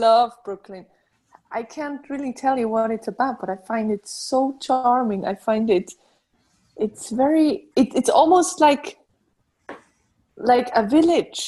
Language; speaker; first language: English; non-native, fluent; Swiss German